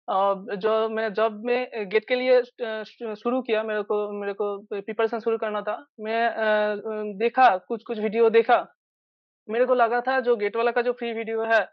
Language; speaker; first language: Hindi; non-native, local second language; Bangla